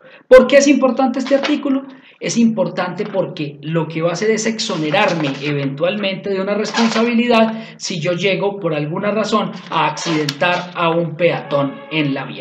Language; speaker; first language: Spanish; native; Spanish